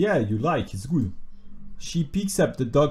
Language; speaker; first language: English; non-native, fluent; French